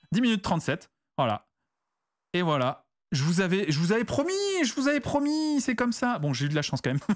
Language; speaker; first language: French; native; French